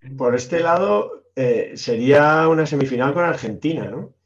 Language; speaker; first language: Spanish; native; Spanish